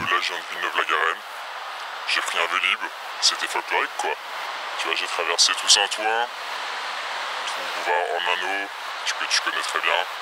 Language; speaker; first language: French; native; French